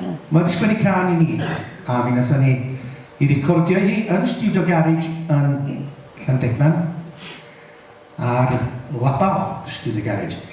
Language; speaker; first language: Welsh; native; Welsh